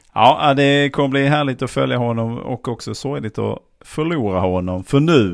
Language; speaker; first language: Swedish; native; Swedish